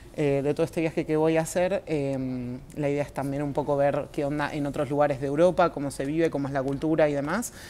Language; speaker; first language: Spanish; native; Spanish